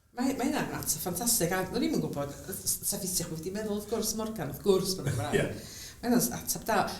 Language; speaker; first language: Welsh; native; Welsh